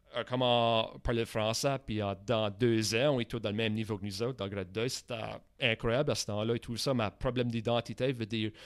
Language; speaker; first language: French; native; French